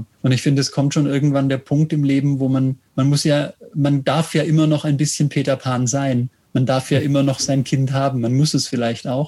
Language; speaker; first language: German; native; German